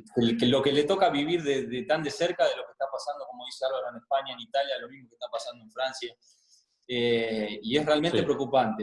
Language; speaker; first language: Spanish; native; Spanish